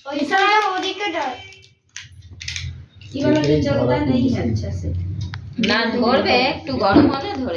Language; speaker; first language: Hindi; non-native, local second language; Bangla